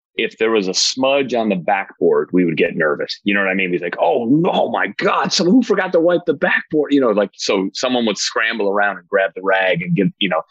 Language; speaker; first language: English; native; English